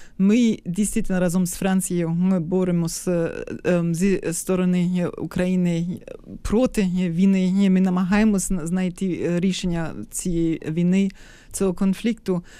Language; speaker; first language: Ukrainian; non-native, fluent; German